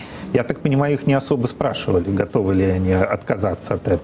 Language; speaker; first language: Russian; native; Russian